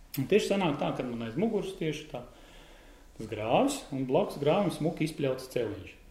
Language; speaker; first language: Latvian; native; Latvian